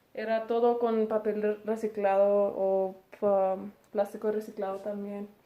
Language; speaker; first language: Spanish; early bilingual, heritage; Spanish